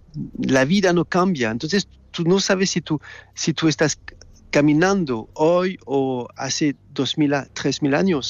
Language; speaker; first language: Spanish; non-native, learner; French